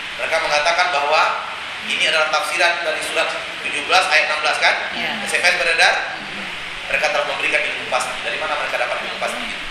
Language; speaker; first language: Indonesian; non-native, local second language; Minangkabau